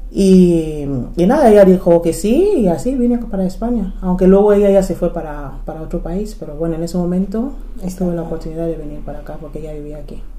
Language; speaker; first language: Spanish; non-native, fluent; English